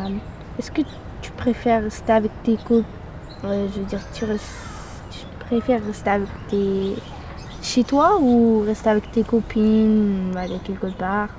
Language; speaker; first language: French; early bilingual, other home language; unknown